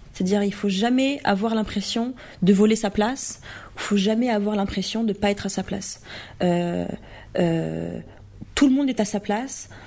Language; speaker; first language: French; native; French